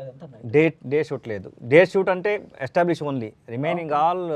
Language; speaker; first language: Telugu; non-native, learner; Kannada